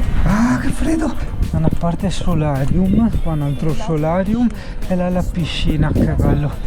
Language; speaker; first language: Italian; native; Italian